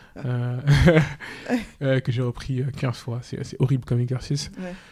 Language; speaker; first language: French; non-native, local second language; Wolof